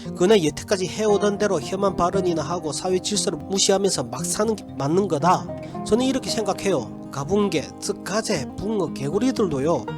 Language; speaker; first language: Korean; early bilingual, heritage; Korean